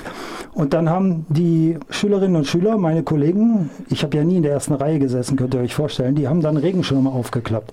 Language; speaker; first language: German; native; German